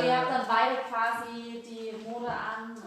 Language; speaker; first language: German; native; German